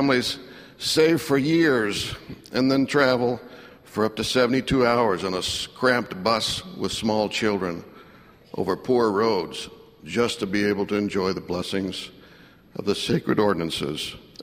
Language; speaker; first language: English; native; English